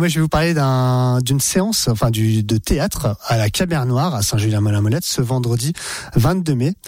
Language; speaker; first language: French; native; French